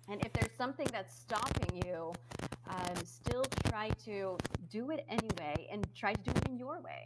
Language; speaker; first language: English; non-native, fluent; Dutch